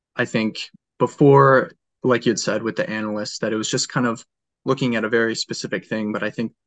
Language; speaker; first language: English; native; English